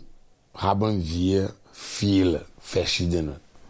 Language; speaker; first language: German; non-native, learner; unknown